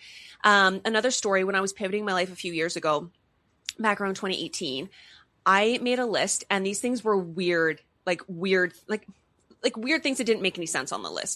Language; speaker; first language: English; native; English